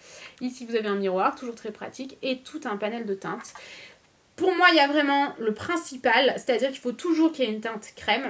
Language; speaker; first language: French; native; French